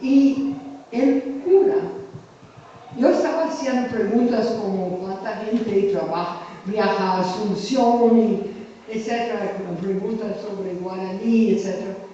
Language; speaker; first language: Spanish; non-native, fluent; English